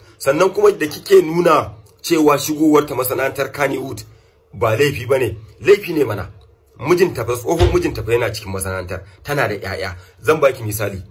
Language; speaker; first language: Hausa; non-native, local second language; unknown